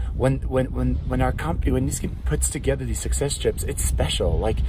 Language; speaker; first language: English; non-native, fluent; Swedish